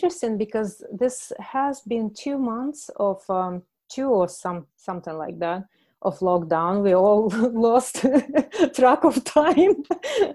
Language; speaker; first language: English; non-native, fluent; Russian